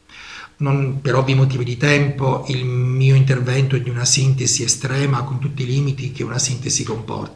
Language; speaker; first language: Italian; native; Italian